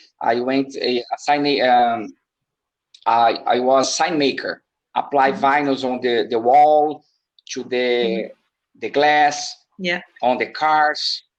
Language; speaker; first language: English; non-native, learner; Portuguese